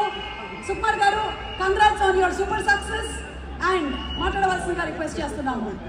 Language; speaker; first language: Telugu; native; Telugu